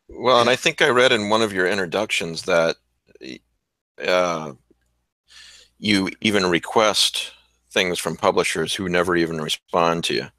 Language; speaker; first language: English; native; English